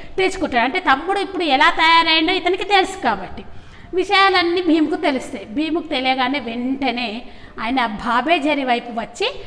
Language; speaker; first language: Telugu; native; Telugu